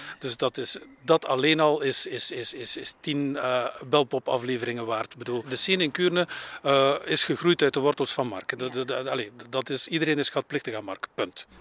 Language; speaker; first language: Dutch; native; Dutch